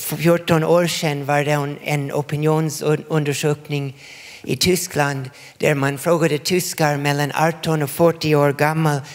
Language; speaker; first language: Swedish; non-native, fluent; English